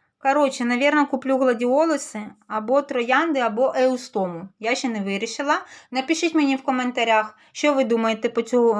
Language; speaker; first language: Ukrainian; native; Ukrainian